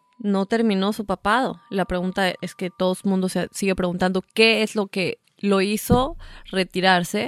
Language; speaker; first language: Spanish; native; Spanish